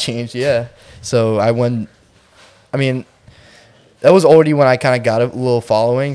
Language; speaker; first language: English; non-native, fluent; Ukrainian